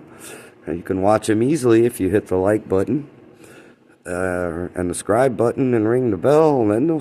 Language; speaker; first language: English; native; English